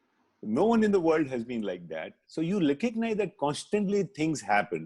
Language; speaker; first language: English; non-native, local second language; Hindi